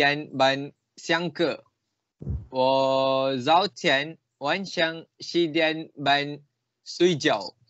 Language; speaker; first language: Chinese; non-native, learner; Malay